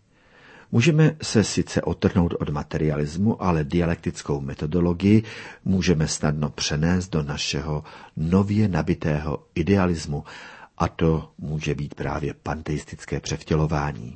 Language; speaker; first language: Czech; native; Czech